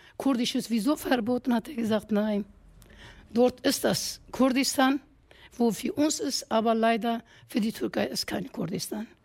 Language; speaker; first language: German; non-native, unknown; Kurdish